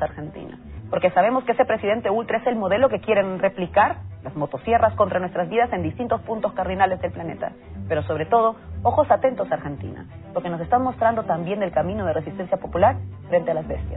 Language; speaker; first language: Spanish; native; Spanish